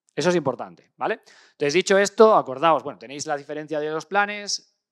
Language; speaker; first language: Spanish; native; Spanish